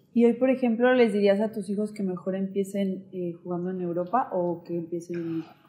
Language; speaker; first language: Spanish; native; Spanish